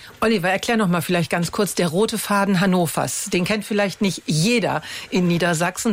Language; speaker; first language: German; native; German